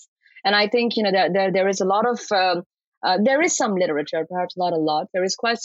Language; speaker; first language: English; non-native, local second language; Bangla